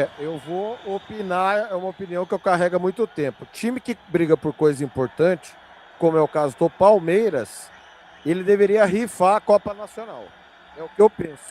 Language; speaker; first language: Portuguese; native; Portuguese